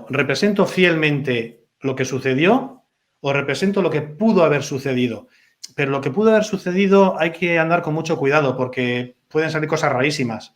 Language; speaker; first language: Spanish; native; Spanish